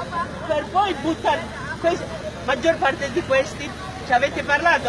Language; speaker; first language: Italian; non-native, fluent; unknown